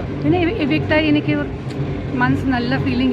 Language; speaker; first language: Malayalam; non-native, learner; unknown